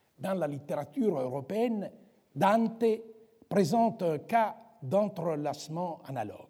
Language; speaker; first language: French; non-native, fluent; Italian